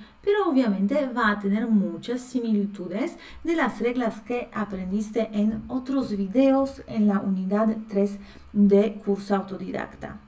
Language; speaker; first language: Spanish; non-native, fluent; Polish